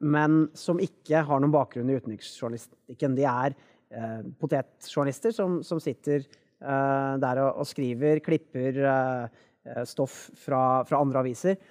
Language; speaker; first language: Norwegian; native; Norwegian